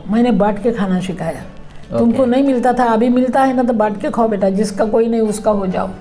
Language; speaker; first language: Hindi; non-native, local second language; Marathi